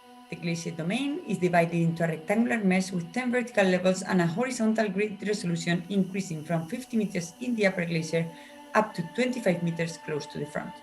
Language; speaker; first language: English; non-native, fluent; Spanish